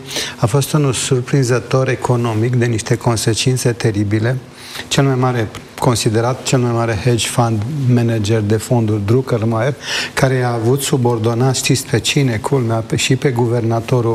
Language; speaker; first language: Romanian; native; Romanian